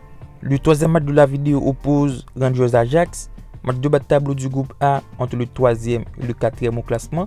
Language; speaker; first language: French; native; French